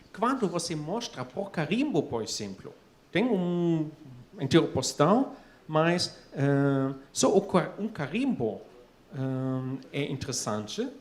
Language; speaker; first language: Portuguese; non-native, fluent; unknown